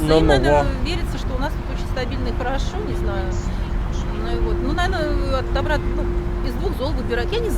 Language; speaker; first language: Russian; native; Russian